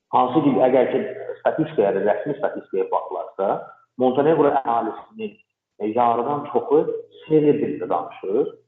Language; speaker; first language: Azerbaijani; non-native, local second language; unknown